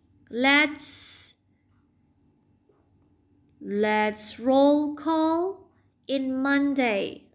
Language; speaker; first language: English; non-native, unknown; Indonesian